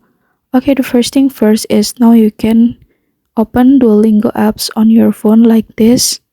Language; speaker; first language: English; non-native, fluent; Indonesian